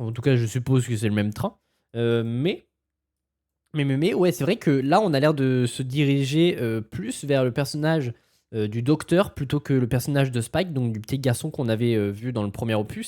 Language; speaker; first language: French; native; French